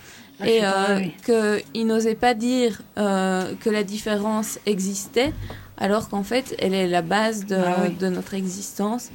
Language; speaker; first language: French; native; French